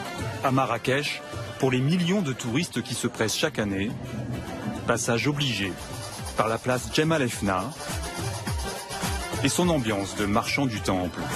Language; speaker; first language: French; native; French